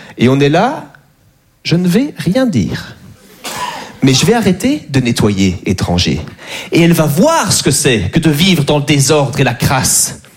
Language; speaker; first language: French; native; French